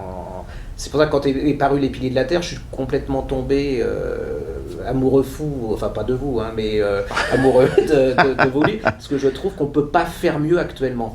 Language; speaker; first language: French; native; French